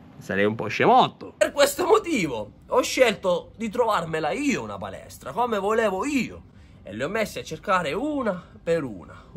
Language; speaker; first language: Italian; non-native, local second language; Sicilian